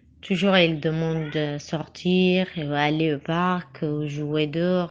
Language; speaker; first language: French; non-native, learner; Arabic